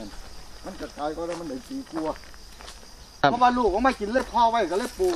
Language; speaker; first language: Thai; non-native, local second language; Northeastern Thai